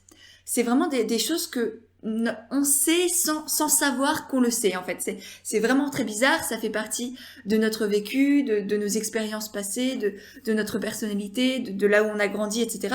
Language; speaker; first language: French; native; French